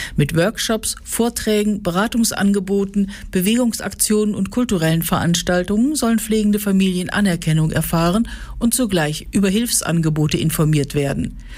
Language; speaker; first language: German; native; German